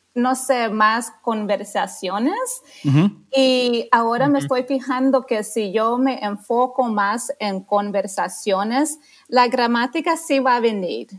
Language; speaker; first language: Spanish; non-native, fluent; English